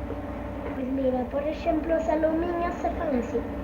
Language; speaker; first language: Galician; early bilingual, heritage; Galician